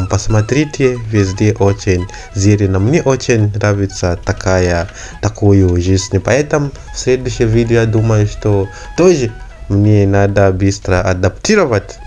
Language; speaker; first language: Russian; non-native, learner; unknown